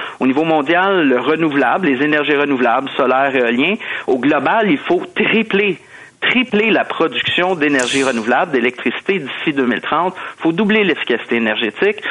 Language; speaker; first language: French; native; French